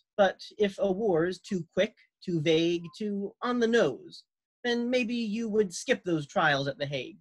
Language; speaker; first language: English; native; English